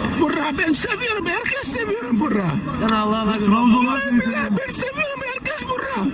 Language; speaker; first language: Turkish; non-native, learner; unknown